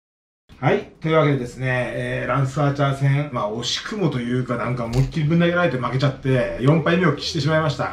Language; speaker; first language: Japanese; native; Japanese